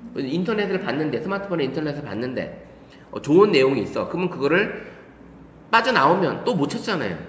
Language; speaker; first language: Korean; native; Korean